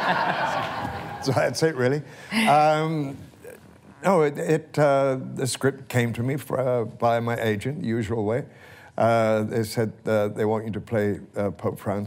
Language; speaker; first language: English; native; English